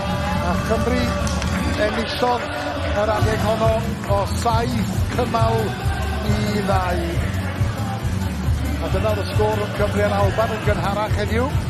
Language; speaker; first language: Welsh; native; Welsh